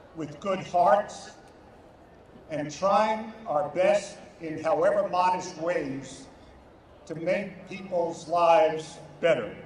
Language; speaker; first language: English; native; English